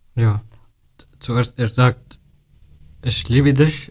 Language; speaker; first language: German; non-native, learner; Arabic